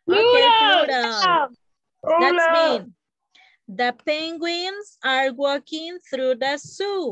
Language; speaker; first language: English; non-native, learner; Spanish